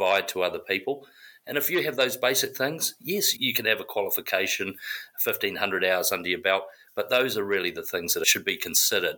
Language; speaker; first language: English; native; English